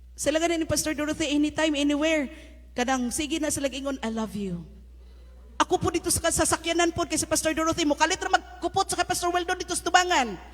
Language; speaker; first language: Cebuano; native; Cebuano